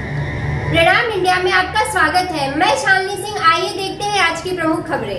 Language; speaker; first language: Hindi; native; Hindi